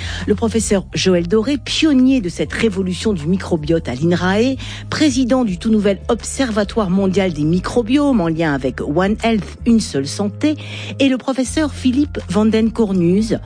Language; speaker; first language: French; native; French